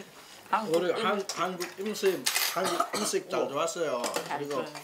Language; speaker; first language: Korean; non-native, learner; Indonesian